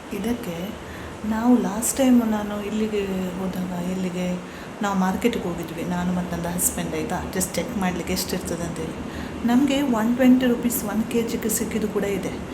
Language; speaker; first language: Kannada; non-native, local second language; Konkani